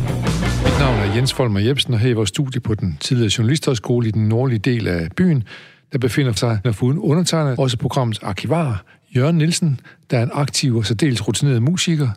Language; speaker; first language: Danish; native; Danish